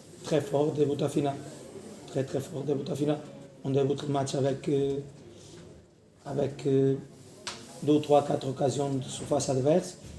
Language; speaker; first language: French; non-native, learner; Portuguese